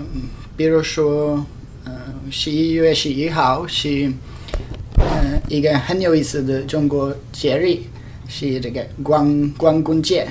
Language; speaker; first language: Chinese; non-native, learner; Norwegian